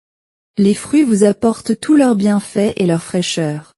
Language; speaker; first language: French; non-native, learner; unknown